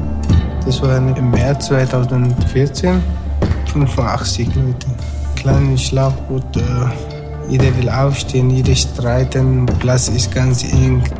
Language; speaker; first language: German; non-native, learner; Tigrinya